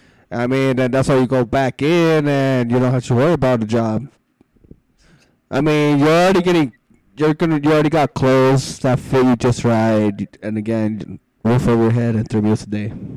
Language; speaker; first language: English; early bilingual, other home language; Spanish